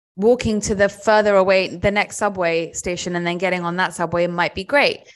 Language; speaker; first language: English; native; English